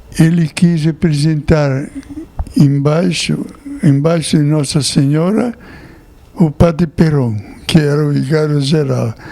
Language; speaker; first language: Portuguese; non-native, fluent; Italian